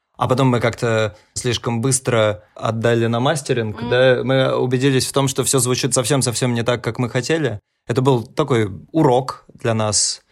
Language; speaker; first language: Russian; native; Russian